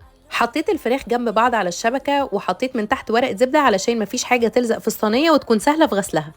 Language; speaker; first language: Arabic; native; Arabic